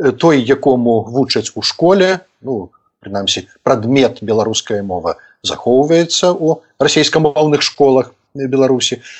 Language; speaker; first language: Belarusian; native; Belarusian